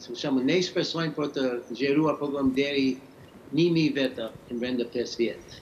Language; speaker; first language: Albanian; early bilingual, heritage; English